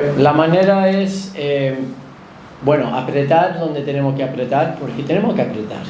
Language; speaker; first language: Spanish; non-native, fluent; English